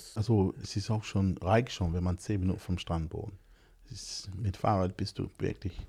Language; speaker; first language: German; non-native, fluent; English